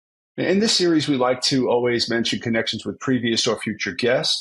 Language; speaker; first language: English; native; English